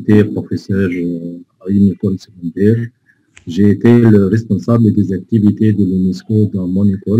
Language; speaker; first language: French; non-native, fluent; Arabic